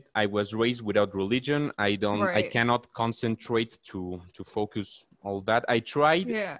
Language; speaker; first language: English; non-native, fluent; Spanish